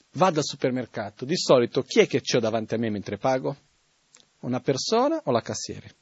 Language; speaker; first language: Italian; non-native, fluent; Portuguese